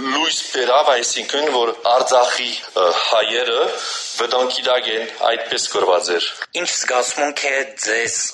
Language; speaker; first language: Armenian; early bilingual, heritage; Armenian